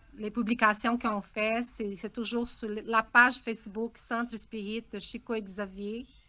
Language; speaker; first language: French; non-native, fluent; Portuguese